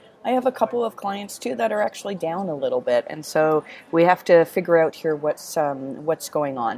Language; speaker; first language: English; native; English